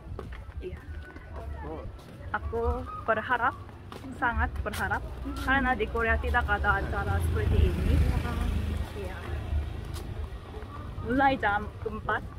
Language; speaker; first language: Indonesian; non-native, learner; Korean